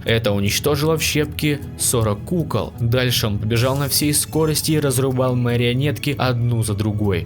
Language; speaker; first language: Russian; native; Russian